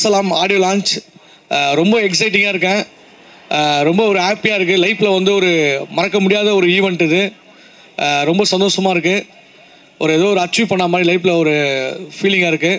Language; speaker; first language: Tamil; native; Tamil